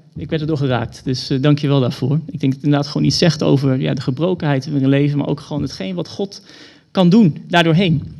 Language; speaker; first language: Dutch; native; Dutch